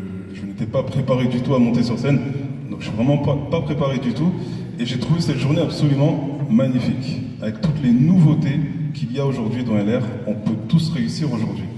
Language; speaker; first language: French; native; French